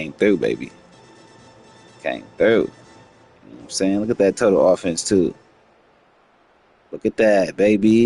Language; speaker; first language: English; native; English